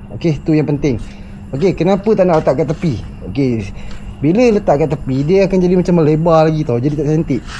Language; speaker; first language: Malay; native; Malay